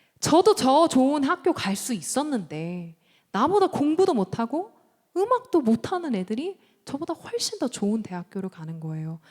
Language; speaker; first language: Korean; early bilingual, heritage; Korean